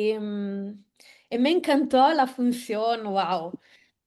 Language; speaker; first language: Spanish; non-native, fluent; Italian